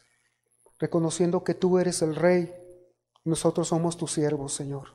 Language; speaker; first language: Spanish; native; Spanish